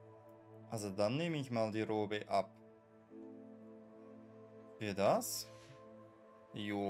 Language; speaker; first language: German; native; German